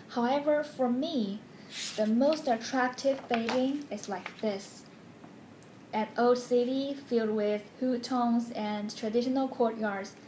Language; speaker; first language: English; non-native, fluent; Chinese